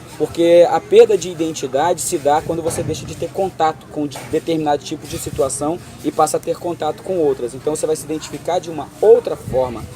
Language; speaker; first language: Portuguese; native; Portuguese